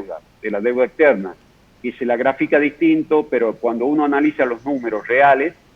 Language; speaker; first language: Spanish; native; Spanish